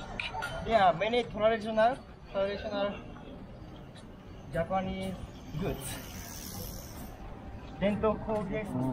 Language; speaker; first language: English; non-native, learner; Japanese